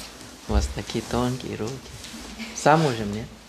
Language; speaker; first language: Russian; non-native, fluent; Thai